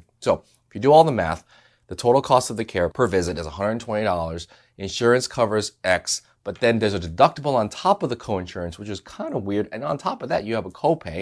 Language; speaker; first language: English; native; English